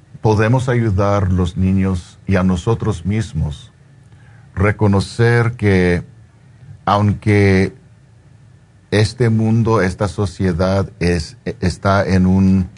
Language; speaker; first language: Spanish; early bilingual, heritage; Spanish